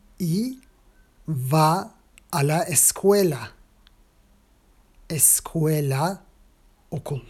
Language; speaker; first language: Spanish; non-native, fluent; Turkish